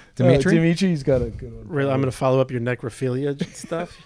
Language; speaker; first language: English; native; English